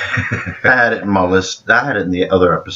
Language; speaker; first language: English; native; English